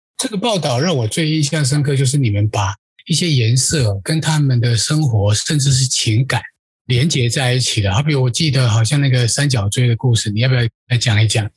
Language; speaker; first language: Chinese; native; Chinese